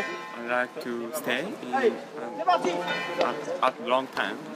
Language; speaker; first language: English; non-native, learner; Japanese